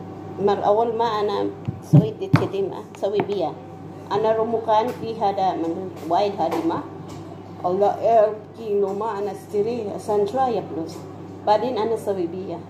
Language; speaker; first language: Arabic; non-native, learner; Filipino